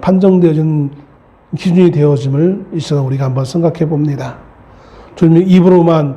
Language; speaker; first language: Korean; native; Korean